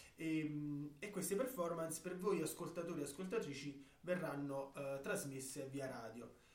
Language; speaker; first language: Italian; native; Italian